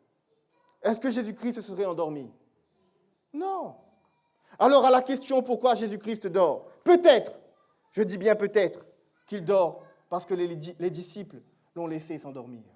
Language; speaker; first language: French; native; French